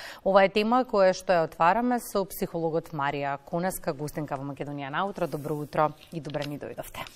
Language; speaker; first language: Macedonian; native; Macedonian